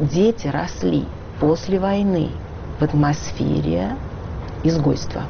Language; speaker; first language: Russian; native; Russian